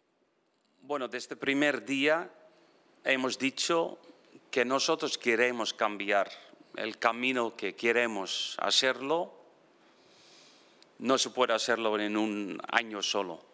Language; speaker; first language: Spanish; non-native, fluent; Dutch